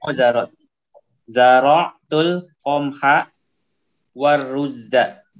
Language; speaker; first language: Arabic; non-native, learner; Indonesian